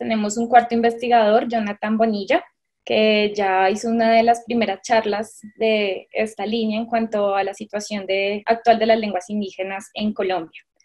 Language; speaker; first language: Spanish; native; Spanish